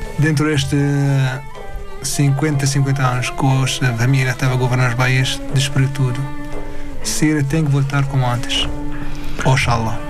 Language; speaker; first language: Portuguese; non-native, learner; Arabic